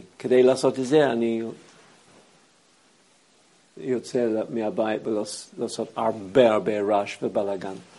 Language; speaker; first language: Hebrew; non-native, fluent; English